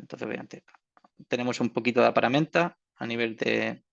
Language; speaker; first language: Spanish; native; Spanish